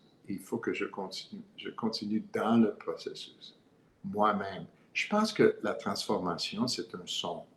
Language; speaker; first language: French; non-native, learner; English